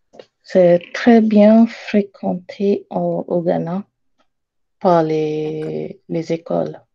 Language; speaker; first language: French; non-native, learner; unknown